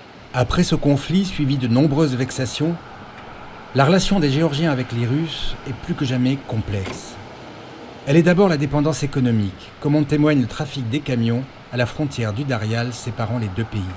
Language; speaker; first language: French; native; French